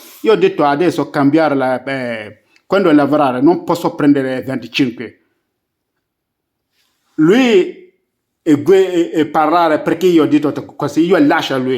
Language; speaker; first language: Italian; non-native, learner; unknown